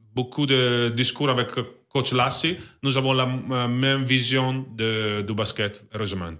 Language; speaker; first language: French; non-native, learner; Italian